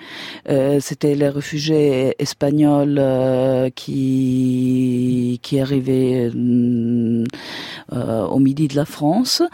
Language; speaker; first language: French; non-native, fluent; German